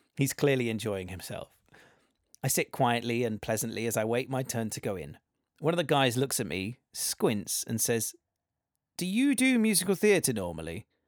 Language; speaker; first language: English; native; English